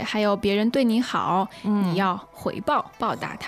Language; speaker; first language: Chinese; native; Chinese